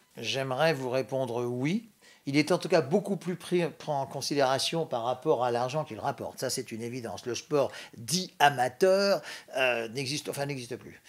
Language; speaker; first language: French; native; French